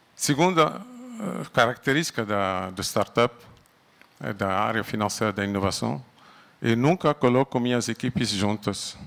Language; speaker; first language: Portuguese; non-native, fluent; Arabic